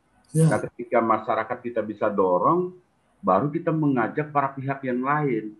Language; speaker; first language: Malay; native; Malay